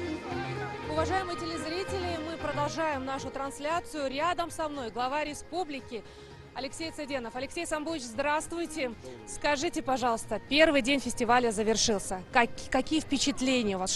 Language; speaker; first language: Russian; native; Russian